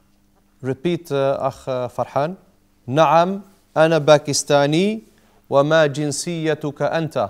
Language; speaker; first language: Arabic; non-native, fluent; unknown